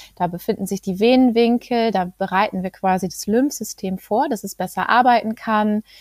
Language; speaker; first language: German; native; German